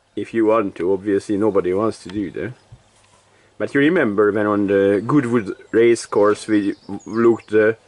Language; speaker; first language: English; non-native, learner; Hungarian